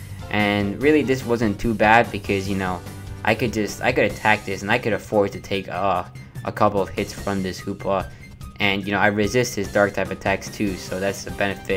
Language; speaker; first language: English; native; English